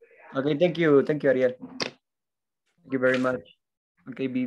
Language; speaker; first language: English; non-native, learner; Spanish